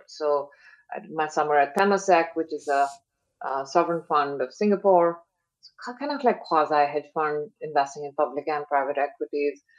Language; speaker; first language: English; non-native, local second language; Hindi